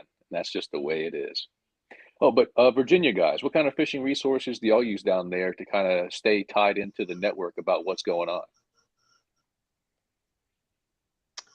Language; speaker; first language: English; native; English